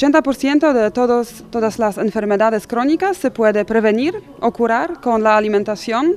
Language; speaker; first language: Spanish; non-native, fluent; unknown